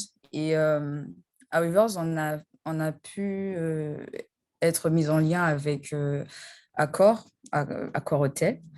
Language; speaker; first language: French; non-native, local second language; Rundi